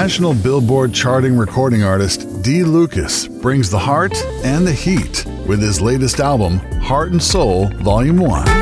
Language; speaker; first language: English; native; English